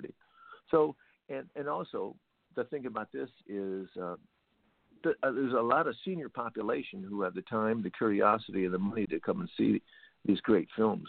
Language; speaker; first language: English; native; English